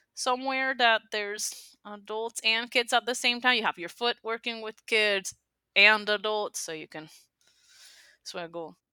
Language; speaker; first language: English; non-native, fluent; Spanish